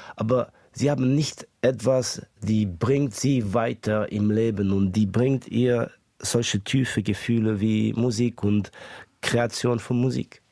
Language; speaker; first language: German; early bilingual, other home language; Estonian